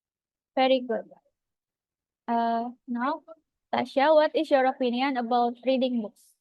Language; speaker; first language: English; non-native, fluent; Indonesian